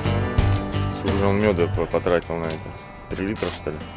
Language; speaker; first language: Russian; native; Russian